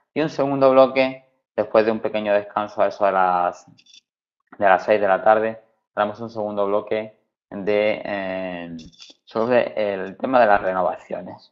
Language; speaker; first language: Spanish; native; Spanish